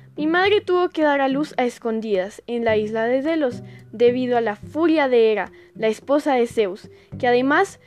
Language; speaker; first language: Spanish; native; Spanish